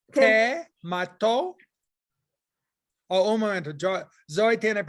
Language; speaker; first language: Spanish; non-native, fluent; English